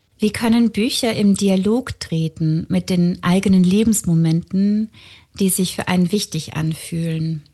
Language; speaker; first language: German; native; German